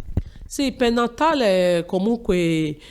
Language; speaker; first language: Italian; non-native, learner; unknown